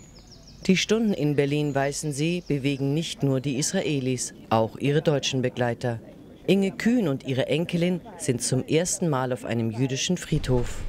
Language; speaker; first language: German; native; German